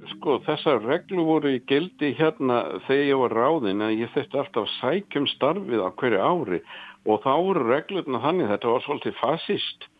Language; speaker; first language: Icelandic; non-native, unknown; English